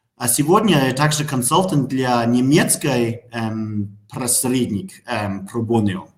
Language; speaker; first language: Russian; non-native, learner; German